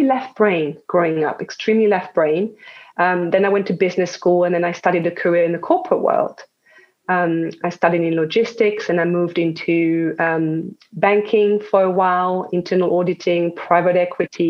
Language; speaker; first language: English; non-native, fluent; French